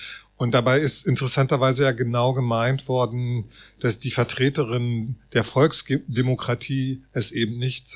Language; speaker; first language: German; native; German